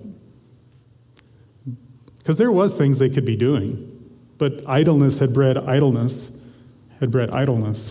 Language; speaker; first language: English; native; English